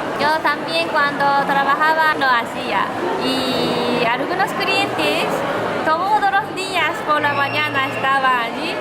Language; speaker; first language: Spanish; non-native, fluent; Japanese